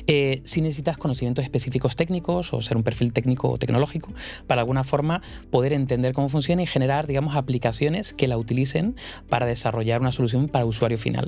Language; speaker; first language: Spanish; native; Spanish